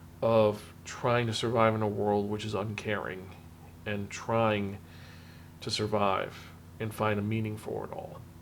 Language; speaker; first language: English; native; English